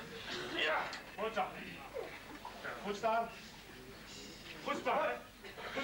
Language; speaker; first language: Dutch; native; Dutch